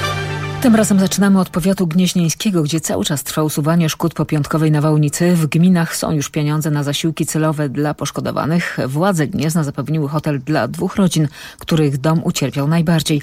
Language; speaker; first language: Polish; native; Polish